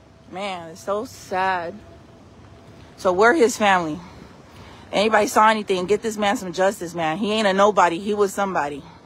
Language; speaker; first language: English; early bilingual, other home language; Spanish